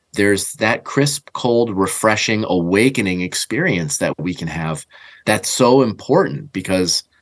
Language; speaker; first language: English; native; English